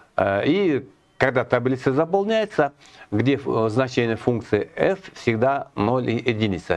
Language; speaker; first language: Russian; non-native, local second language; Kazakh